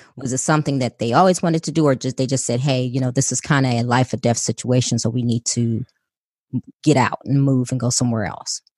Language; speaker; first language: English; native; English